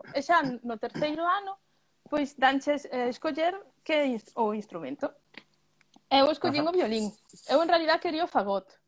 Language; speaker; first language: Galician; early bilingual, other home language; Spanish